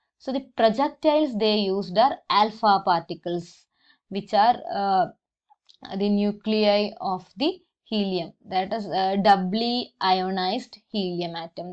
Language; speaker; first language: English; non-native, local second language; Malayalam